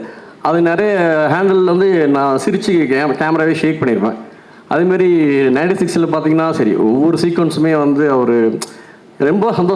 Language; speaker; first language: Tamil; native; Tamil